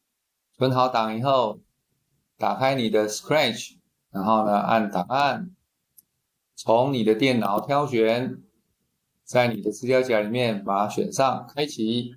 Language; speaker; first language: Chinese; native; Chinese